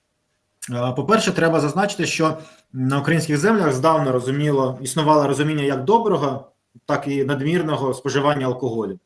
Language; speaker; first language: Ukrainian; native; Ukrainian